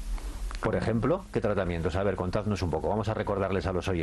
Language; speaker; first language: Spanish; native; Spanish